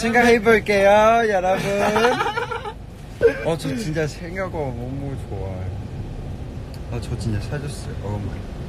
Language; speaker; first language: Korean; non-native, learner; Cantonese